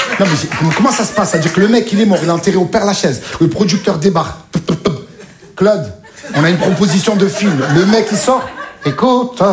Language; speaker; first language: French; native; French